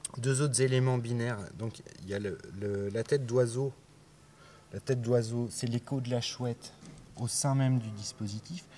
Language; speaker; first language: French; native; French